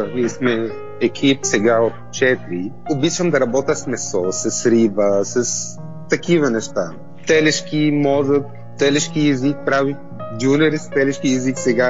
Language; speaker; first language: Bulgarian; non-native, fluent; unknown